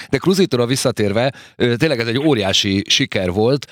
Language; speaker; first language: Hungarian; native; Hungarian